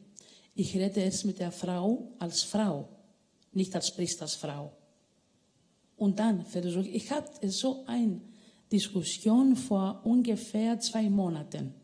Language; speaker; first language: German; non-native, fluent; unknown